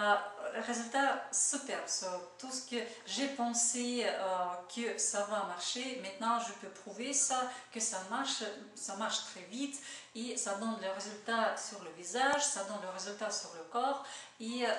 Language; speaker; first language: French; non-native, learner; Russian